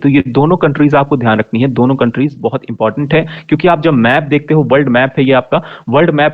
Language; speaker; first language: Hindi; native; Hindi